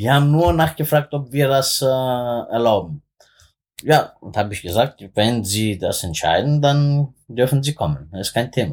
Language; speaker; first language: German; non-native, fluent; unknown